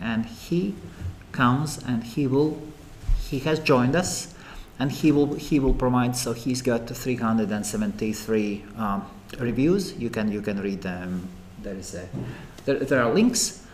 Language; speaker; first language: English; non-native, fluent; Latvian